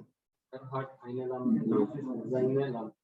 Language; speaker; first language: German; non-native, learner; Hindi